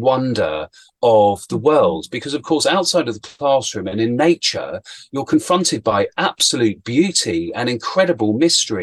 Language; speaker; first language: English; native; English